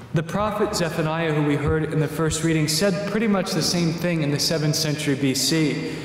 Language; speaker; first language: English; native; English